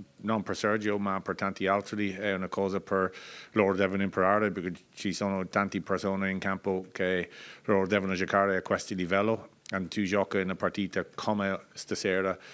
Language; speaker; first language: Italian; non-native, learner; English